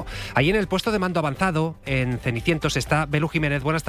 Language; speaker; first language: Spanish; native; Spanish